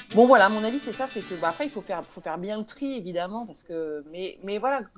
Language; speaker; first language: French; native; French